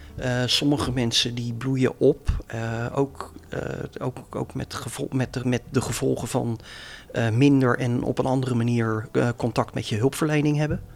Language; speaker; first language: Dutch; native; Dutch